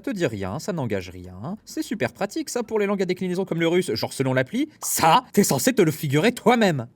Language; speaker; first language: French; native; French